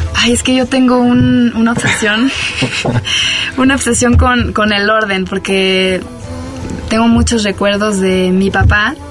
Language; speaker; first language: Spanish; non-native, fluent; French